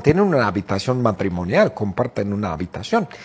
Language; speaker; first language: Spanish; non-native, fluent; English